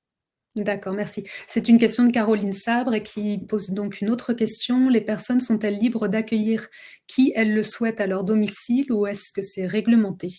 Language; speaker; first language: French; native; French